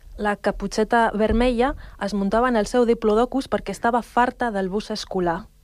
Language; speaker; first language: Catalan; non-native, local second language; Spanish